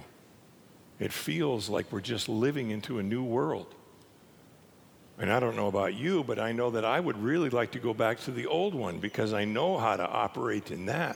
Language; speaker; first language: English; native; English